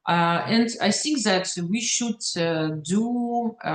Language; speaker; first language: English; non-native, learner; Russian